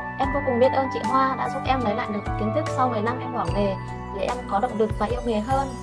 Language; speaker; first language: Vietnamese; non-native, local second language; Muong